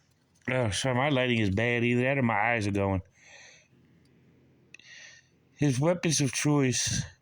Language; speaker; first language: English; native; English